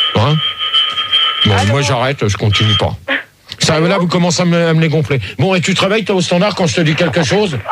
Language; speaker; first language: French; native; French